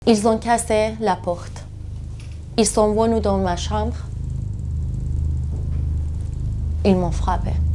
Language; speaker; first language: French; non-native, learner; Persian